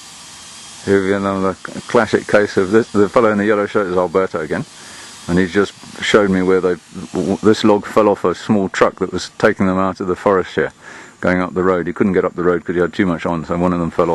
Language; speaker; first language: English; native; English